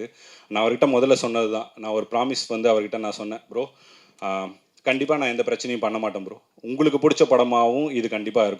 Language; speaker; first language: Tamil; native; Tamil